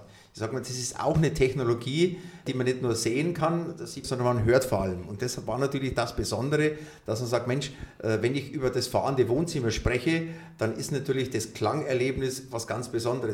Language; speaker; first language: German; native; German